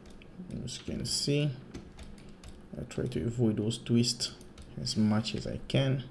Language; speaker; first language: English; non-native, fluent; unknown